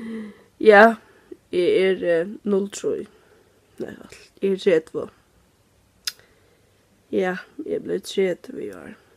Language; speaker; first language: Norwegian; non-native, learner; Faroese